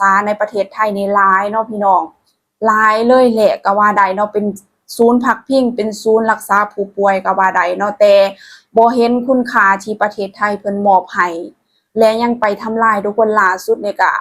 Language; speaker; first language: Thai; non-native, local second language; Lao